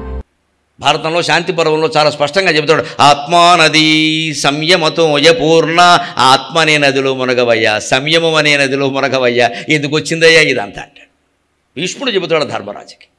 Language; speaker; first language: Telugu; native; Telugu